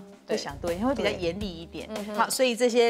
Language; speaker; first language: Chinese; native; Chinese